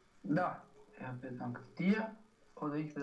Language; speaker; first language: German; non-native, learner; Romanian